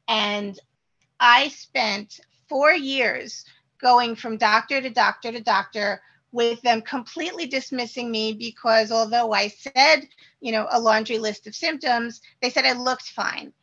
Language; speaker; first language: English; native; English